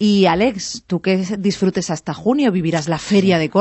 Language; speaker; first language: Spanish; native; Spanish